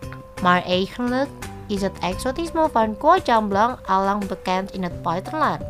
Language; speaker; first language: Dutch; non-native, fluent; Indonesian